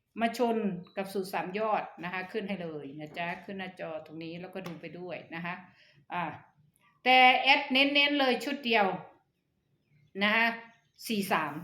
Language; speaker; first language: Thai; non-native, local second language; Northeastern Thai